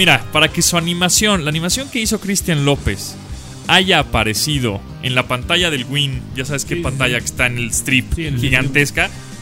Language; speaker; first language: Spanish; native; Spanish